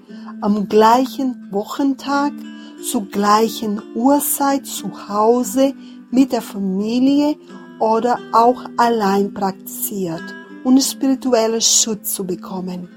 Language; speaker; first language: German; non-native, fluent; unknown